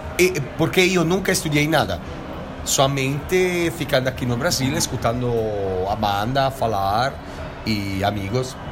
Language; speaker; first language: Portuguese; non-native, fluent; Italian